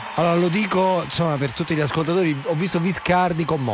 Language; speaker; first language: Italian; native; Italian